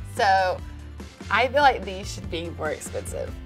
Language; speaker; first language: English; native; English